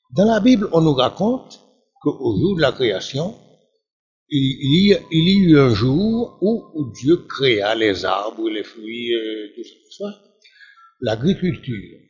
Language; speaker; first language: French; non-native, local second language; Haitian Creole